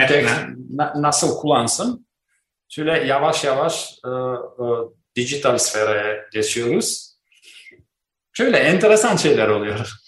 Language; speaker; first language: Turkish; non-native, learner; Albanian